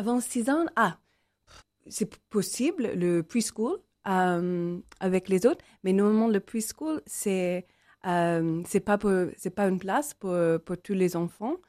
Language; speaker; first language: French; non-native, learner; English